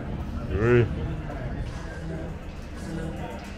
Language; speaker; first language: Japanese; native; Japanese